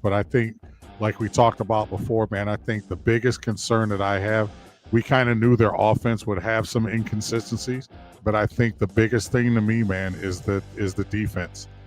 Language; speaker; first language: English; native; English